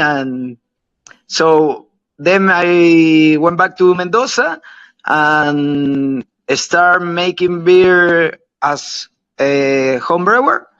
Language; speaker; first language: English; non-native, learner; Spanish